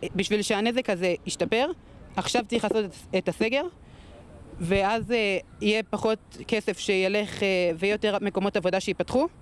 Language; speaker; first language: Hebrew; native; Hebrew